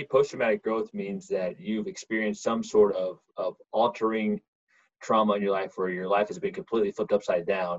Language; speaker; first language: English; native; English